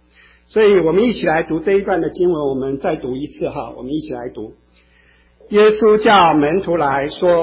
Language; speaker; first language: Chinese; native; Chinese